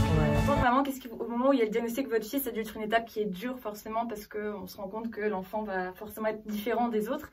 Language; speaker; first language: French; native; French